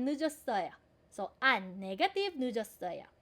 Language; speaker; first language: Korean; non-native, fluent; Filipino